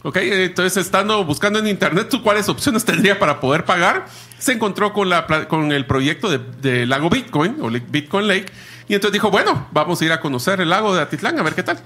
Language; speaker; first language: Spanish; native; Spanish